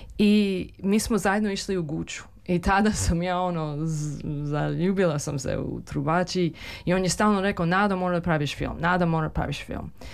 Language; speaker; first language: Serbian; early bilingual, heritage; Serbian